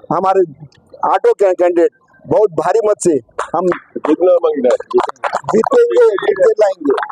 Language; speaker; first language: Hindi; non-native, local second language; Marathi